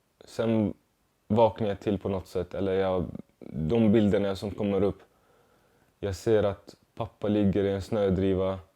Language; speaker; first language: Swedish; non-native, fluent; Arabic